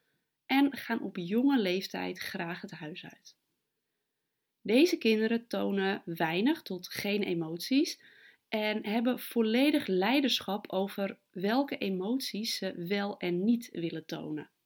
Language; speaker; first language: Dutch; native; Dutch